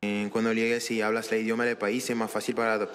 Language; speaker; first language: Spanish; non-native, learner; French